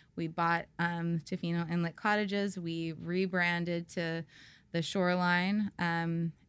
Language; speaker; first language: English; native; English